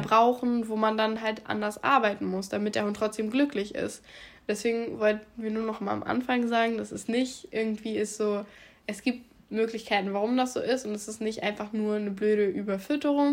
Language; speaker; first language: German; native; German